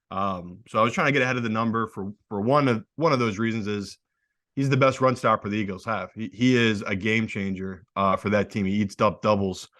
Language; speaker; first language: English; native; English